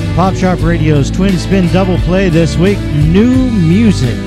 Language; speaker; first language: English; native; English